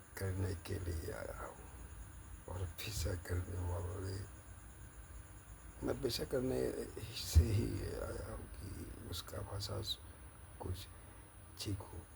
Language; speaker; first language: Hindi; non-native, local second language; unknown